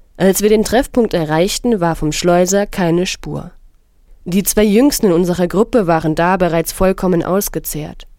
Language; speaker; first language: German; non-native, fluent; Arabic